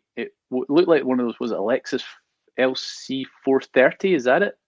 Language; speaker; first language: English; native; English